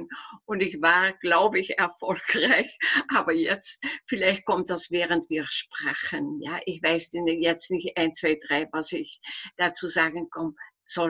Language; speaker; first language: German; non-native, fluent; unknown